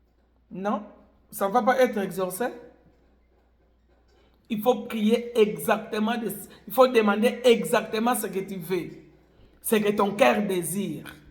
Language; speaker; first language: French; non-native, local second language; Lingala